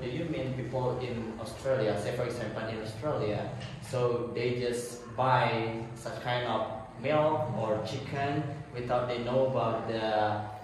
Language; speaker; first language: English; non-native, local second language; Balinese